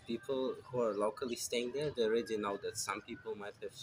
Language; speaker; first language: English; non-native, fluent; Russian